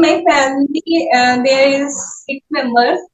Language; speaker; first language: English; non-native, learner; Hindi